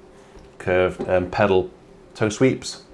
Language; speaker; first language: English; native; English